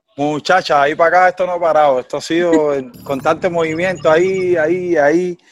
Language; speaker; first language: Spanish; native; Spanish